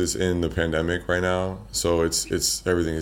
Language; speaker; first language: English; native; English